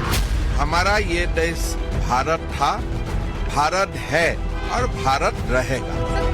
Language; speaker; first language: Hindi; non-native, local second language; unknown